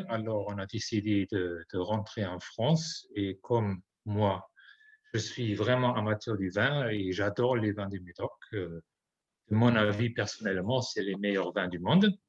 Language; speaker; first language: French; non-native, fluent; German